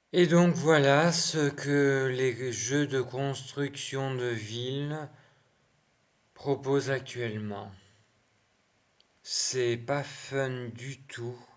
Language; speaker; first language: French; native; French